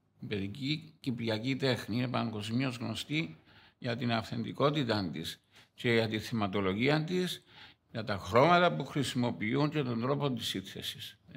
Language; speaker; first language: Greek; native; Greek